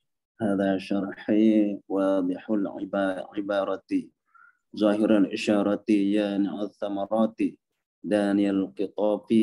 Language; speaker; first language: Arabic; non-native, learner; Malay